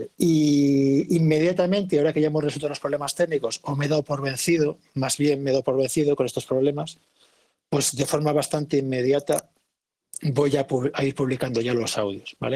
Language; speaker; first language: Spanish; native; Spanish